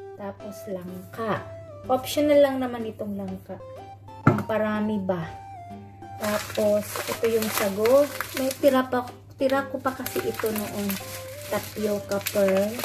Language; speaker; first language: Filipino; non-native, local second language; Iloko